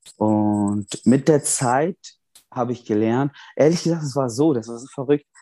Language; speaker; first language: German; non-native, fluent; Arabic